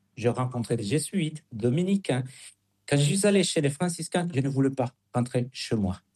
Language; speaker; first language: French; non-native, fluent; Spanish